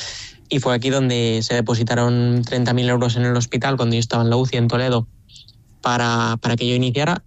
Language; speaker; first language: Spanish; native; Spanish